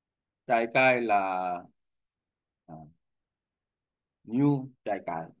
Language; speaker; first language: Vietnamese; non-native, learner; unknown